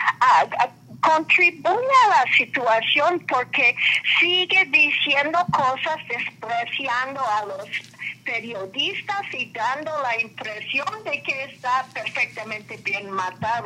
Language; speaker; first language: Spanish; non-native, fluent; English